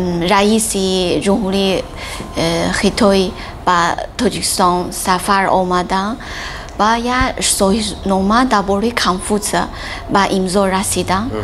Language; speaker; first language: Persian; non-native, learner; Chinese